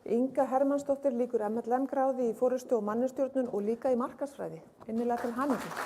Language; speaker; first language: Icelandic; native; Icelandic